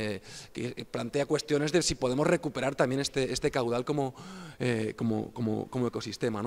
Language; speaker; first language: Spanish; native; Spanish